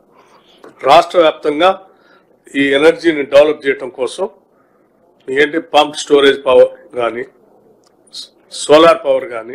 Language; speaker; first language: Telugu; native; Telugu